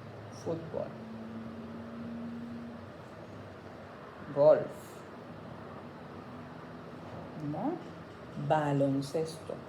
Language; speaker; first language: Spanish; non-native, fluent; English